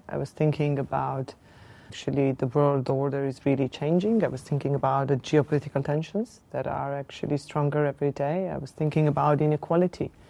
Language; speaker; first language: English; non-native, fluent; Slovenian